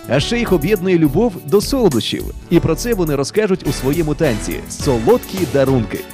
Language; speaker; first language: Ukrainian; native; Ukrainian